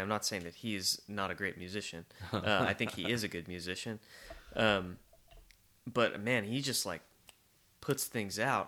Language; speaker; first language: English; native; English